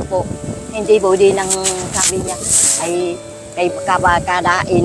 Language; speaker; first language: Filipino; non-native, learner; Vietnamese